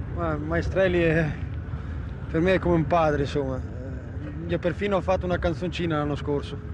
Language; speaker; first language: Italian; early bilingual, heritage; Italian